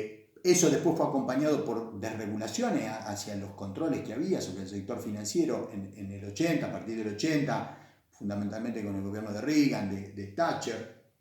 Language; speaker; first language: Spanish; native; Spanish